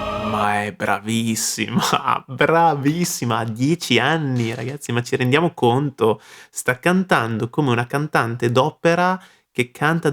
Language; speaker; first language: Italian; native; Italian